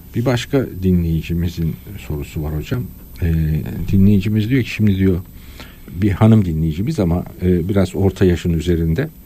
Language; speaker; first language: Turkish; native; Turkish